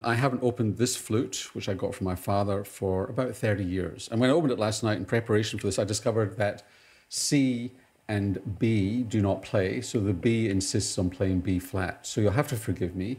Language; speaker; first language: English; native; English